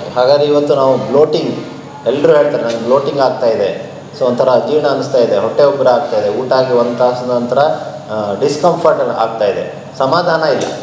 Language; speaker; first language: Kannada; native; Kannada